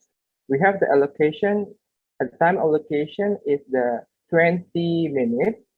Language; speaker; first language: English; non-native, learner; Indonesian